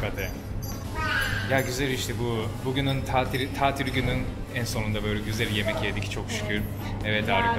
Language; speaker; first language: Turkish; non-native, fluent; Japanese